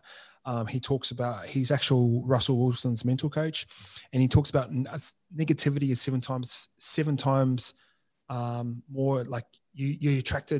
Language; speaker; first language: English; native; English